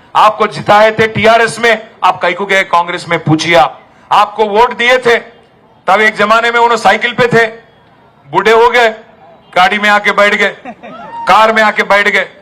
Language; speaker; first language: Hindi; non-native, local second language; Telugu